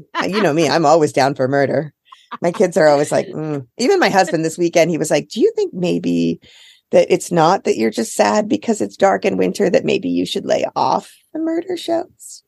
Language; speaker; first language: English; native; English